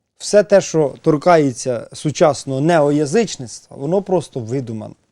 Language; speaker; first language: Ukrainian; native; Ukrainian